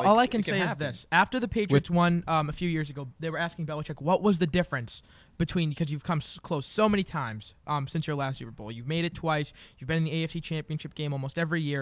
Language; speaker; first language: English; native; English